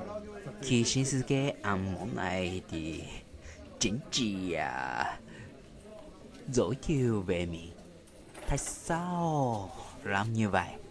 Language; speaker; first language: Vietnamese; non-native, learner; Japanese